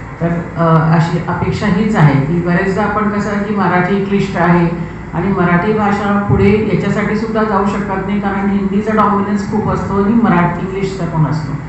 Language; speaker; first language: Marathi; non-native, local second language; Hindi